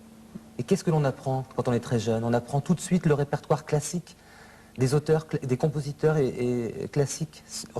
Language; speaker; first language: French; native; French